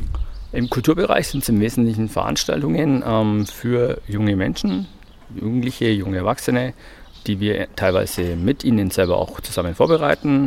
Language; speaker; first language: German; native; German